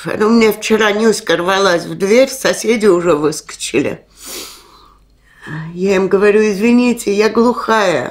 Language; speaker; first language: Russian; native; Russian